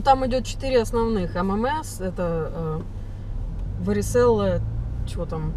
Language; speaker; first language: Russian; native; Russian